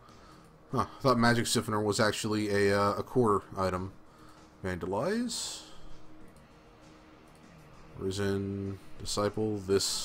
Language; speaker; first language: English; native; English